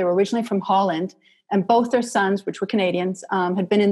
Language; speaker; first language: English; native; English